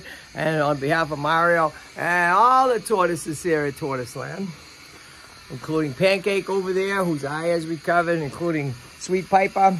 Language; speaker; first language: English; native; English